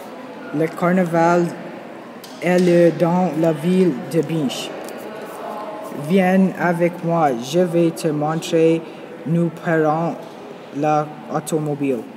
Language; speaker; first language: French; non-native, learner; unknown